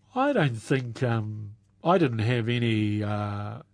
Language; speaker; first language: English; native; English